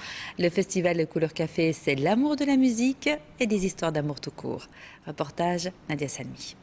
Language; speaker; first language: French; native; French